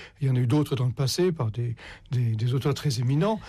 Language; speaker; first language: French; native; French